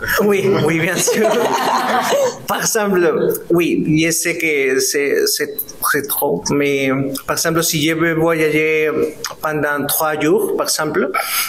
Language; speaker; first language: French; non-native, fluent; Spanish